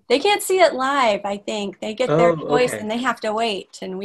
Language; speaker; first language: English; native; English